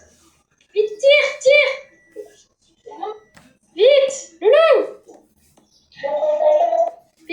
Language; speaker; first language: French; native; French